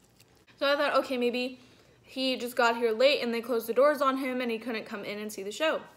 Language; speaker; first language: English; native; English